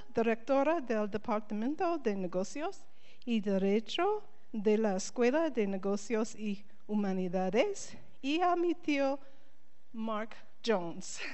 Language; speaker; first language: Spanish; non-native, learner; English